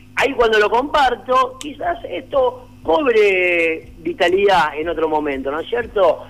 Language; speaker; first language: Spanish; native; Spanish